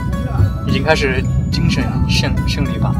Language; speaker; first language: Chinese; native; Chinese